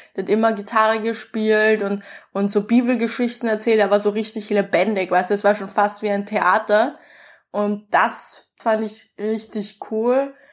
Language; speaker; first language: German; native; German